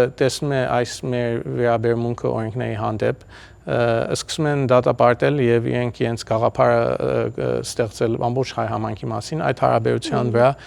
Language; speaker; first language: Armenian; early bilingual, heritage; Armenian